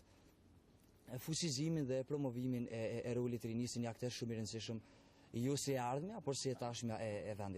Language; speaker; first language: Albanian; native; Albanian